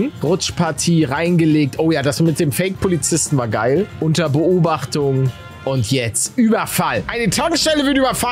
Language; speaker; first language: German; native; German